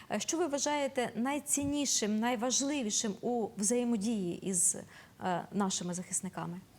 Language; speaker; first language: Ukrainian; native; Ukrainian